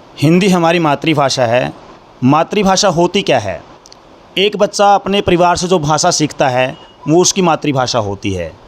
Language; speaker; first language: Hindi; native; Hindi